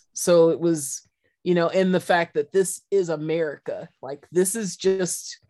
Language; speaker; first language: English; native; English